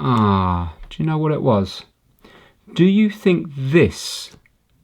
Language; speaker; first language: English; native; English